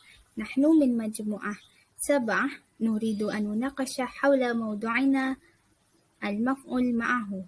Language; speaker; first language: Arabic; non-native, learner; Malay